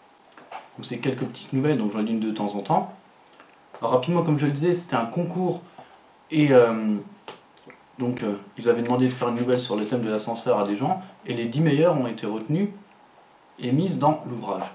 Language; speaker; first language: French; native; French